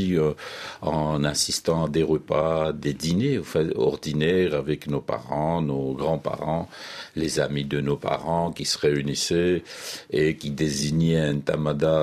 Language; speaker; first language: French; non-native, fluent; Georgian